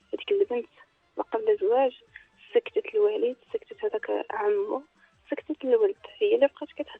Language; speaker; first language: Arabic; native; Arabic